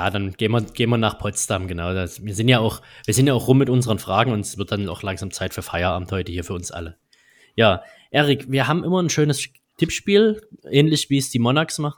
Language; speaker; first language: German; native; German